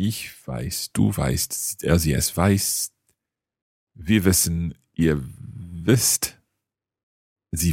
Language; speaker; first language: German; non-native, fluent; English